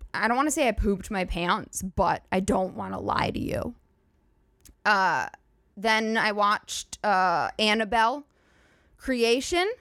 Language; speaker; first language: English; native; English